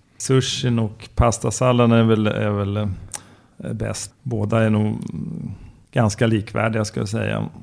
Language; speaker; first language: Swedish; native; Swedish